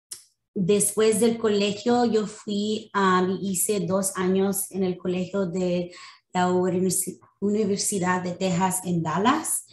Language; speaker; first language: Spanish; early bilingual, other home language; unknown